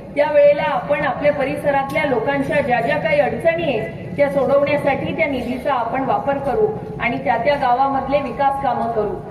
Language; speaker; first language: Marathi; native; Marathi